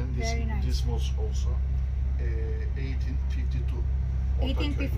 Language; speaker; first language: English; non-native, learner; Turkish